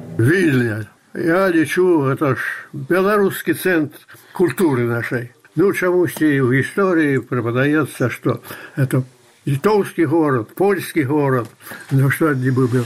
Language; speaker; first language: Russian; non-native, fluent; Belarusian